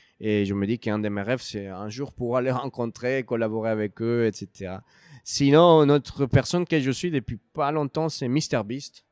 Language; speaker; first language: French; non-native, fluent; Spanish